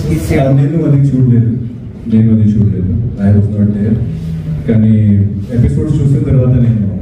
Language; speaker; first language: Telugu; non-native, fluent; Hindi